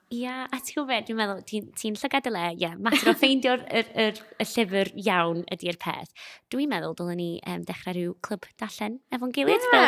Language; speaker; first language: Welsh; non-native, local second language; English